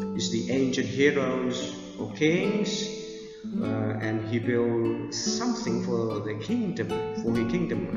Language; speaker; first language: English; non-native, fluent; Indonesian